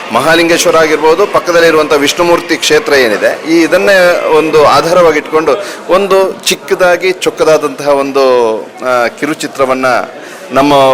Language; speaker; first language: Kannada; non-native, local second language; Tulu